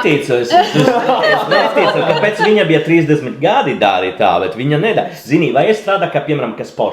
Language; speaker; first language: Latvian; non-native, learner; Italian